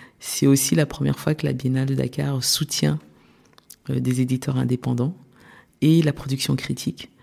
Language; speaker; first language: French; early bilingual, other home language; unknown